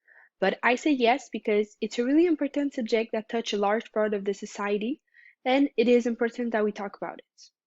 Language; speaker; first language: English; non-native, local second language; French